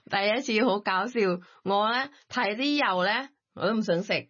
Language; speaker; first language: Cantonese; non-native, learner; Thai